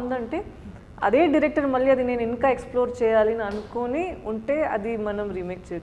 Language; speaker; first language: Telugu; non-native, local second language; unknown